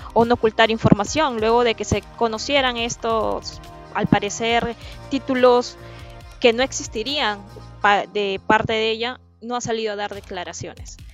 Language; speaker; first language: Spanish; native; Spanish